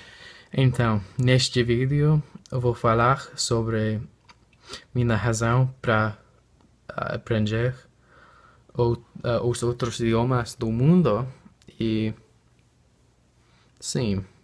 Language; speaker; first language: Portuguese; non-native, learner; English